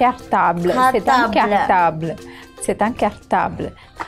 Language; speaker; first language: French; non-native, fluent; Sinhala